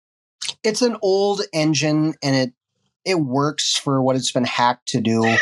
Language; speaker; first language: English; native; English